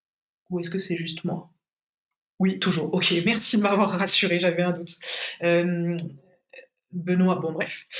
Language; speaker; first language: French; native; French